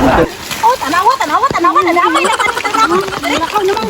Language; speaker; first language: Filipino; non-native, local second language; Cebuano